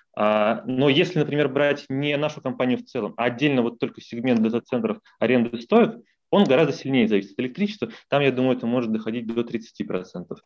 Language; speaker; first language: Russian; native; Russian